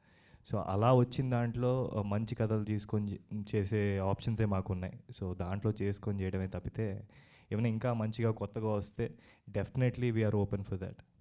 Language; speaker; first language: Telugu; native; Telugu